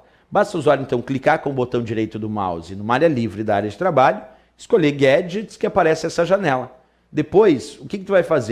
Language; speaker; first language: Portuguese; native; Portuguese